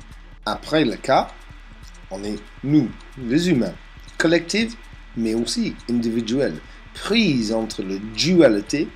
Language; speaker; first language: French; non-native, fluent; English